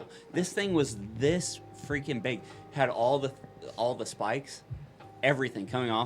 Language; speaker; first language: English; native; English